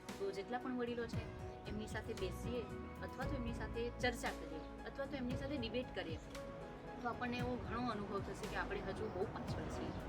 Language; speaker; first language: Gujarati; non-native, local second language; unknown